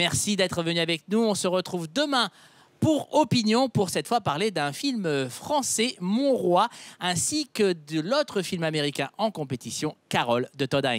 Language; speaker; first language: French; native; French